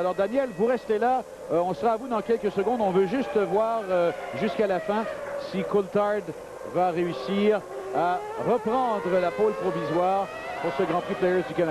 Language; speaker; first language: French; native; French